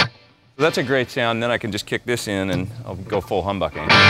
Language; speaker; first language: English; native; English